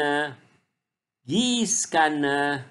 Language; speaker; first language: German; non-native, fluent; Arabic